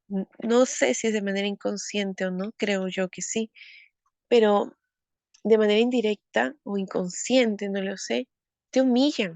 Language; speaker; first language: Spanish; native; Spanish